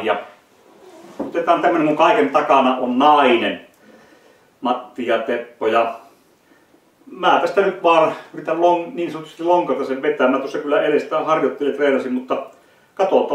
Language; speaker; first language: Finnish; native; Finnish